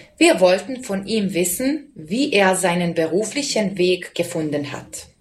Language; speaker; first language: German; non-native, fluent; Serbian